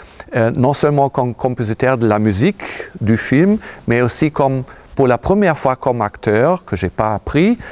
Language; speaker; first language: French; non-native, fluent; German